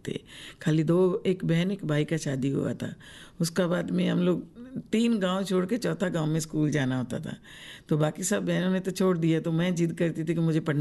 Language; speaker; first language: Hindi; native; Hindi